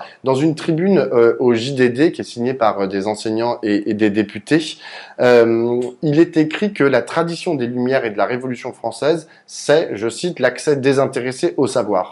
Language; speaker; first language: French; native; French